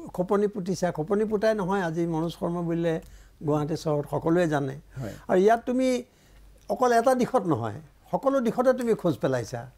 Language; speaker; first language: Assamese; native; Assamese